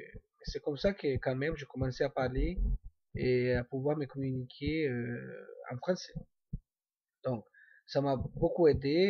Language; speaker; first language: French; non-native, fluent; Spanish